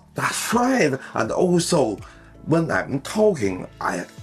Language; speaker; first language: English; non-native, learner; Chinese